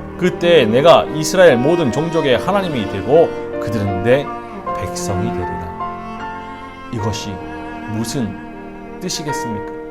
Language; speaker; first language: Korean; native; Korean